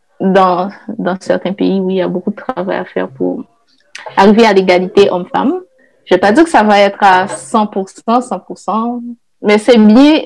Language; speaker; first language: French; non-native, local second language; Haitian Creole